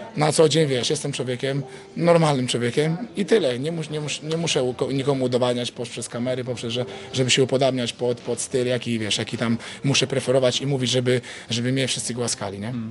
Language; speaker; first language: Polish; native; Polish